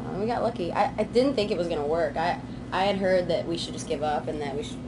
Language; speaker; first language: English; native; English